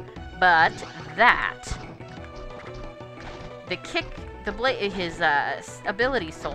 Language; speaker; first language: English; native; English